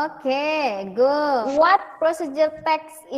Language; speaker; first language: English; non-native, fluent; Indonesian